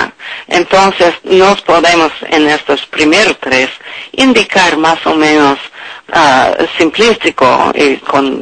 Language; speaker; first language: Spanish; non-native, learner; English